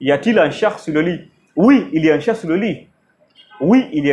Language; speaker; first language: French; non-native, fluent; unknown